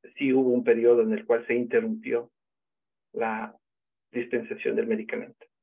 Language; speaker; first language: Spanish; native; Spanish